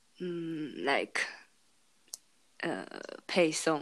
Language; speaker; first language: English; non-native, learner; Chinese